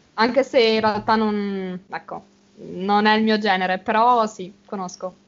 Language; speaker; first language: Italian; native; Italian